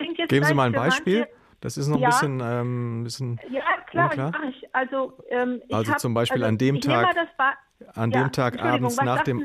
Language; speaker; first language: German; native; German